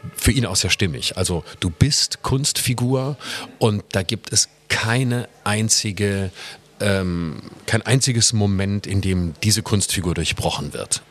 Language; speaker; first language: German; native; German